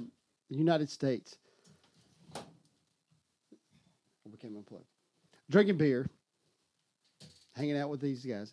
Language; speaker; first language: English; native; English